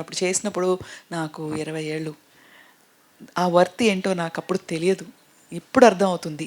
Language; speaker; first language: Telugu; non-native, fluent; Tamil